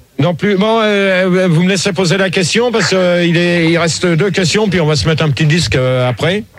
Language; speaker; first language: French; native; French